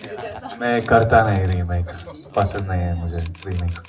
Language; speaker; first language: Hindi; non-native, local second language; Telugu